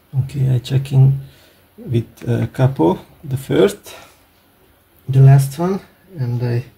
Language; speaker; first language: English; non-native, learner; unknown